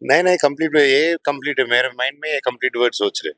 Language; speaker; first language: Hindi; non-native, local second language; Telugu